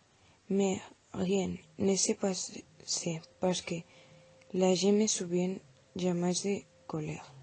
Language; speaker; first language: French; non-native, learner; Catalan